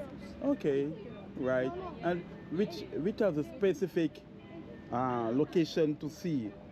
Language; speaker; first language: English; non-native, learner; French